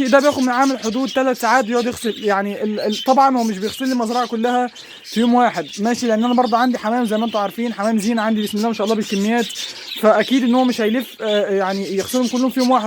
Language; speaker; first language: Arabic; native; Arabic